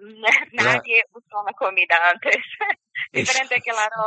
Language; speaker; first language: Spanish; non-native, learner; Portuguese